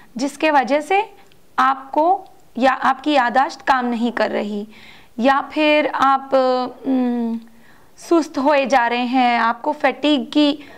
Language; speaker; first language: Hindi; non-native, local second language; Marathi